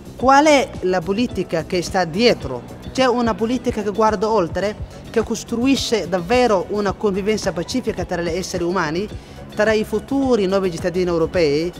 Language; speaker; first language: Italian; non-native, fluent; Somali